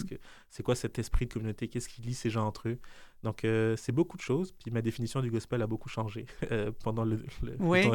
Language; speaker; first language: French; native; French